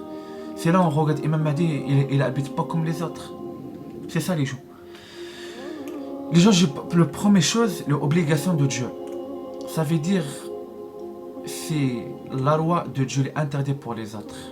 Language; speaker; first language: French; non-native, learner; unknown